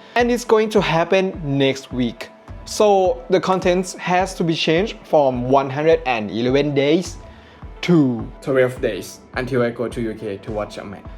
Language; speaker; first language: English; non-native, fluent; Thai